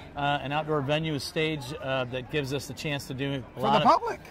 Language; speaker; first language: English; native; English